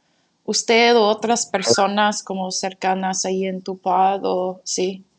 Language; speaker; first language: Spanish; non-native, fluent; English